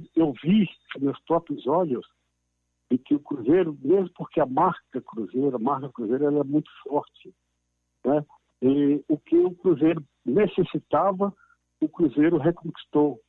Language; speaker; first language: Portuguese; native; Portuguese